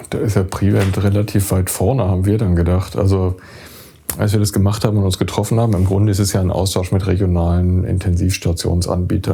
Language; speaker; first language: German; native; German